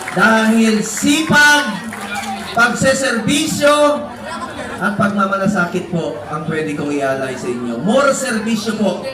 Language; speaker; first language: Filipino; non-native, local second language; Cebuano